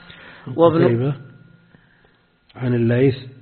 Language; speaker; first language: Arabic; native; Arabic